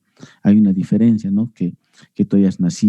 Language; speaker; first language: Spanish; native; Spanish